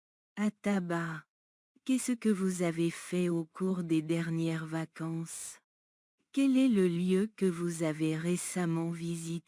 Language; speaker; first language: French; non-native, learner; Bangla